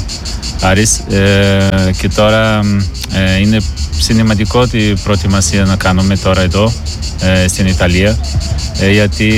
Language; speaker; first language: Greek; non-native, learner; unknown